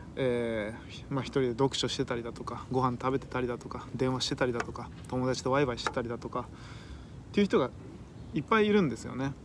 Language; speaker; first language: Japanese; native; Japanese